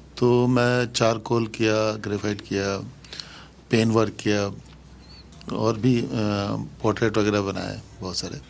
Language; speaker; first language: Hindi; native; Hindi